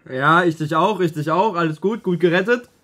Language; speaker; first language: German; native; German